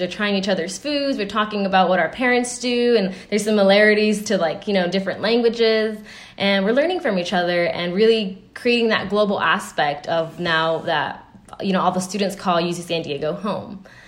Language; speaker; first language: English; early bilingual, other home language; Spanish